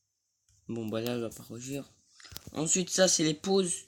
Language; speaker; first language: French; native; French